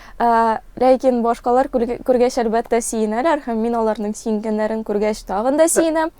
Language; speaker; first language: Tatar; non-native, local second language; Russian